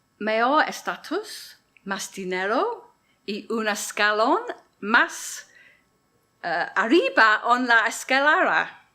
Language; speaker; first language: Spanish; non-native, learner; English